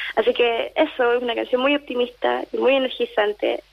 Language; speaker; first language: Spanish; native; Spanish